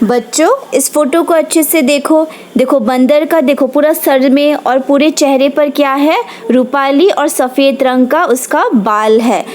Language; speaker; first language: Hindi; non-native, local second language; Bangla